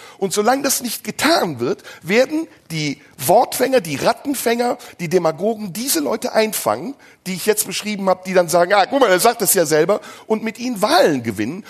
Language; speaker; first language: German; early bilingual, other home language; Turkish